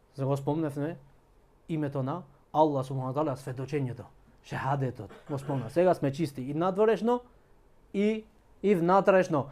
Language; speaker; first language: Macedonian; non-native, local second language; Albanian